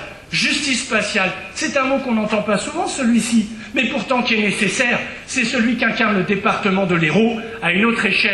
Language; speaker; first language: French; native; French